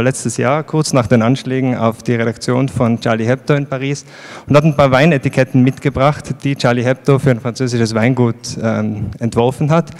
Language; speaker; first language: German; native; German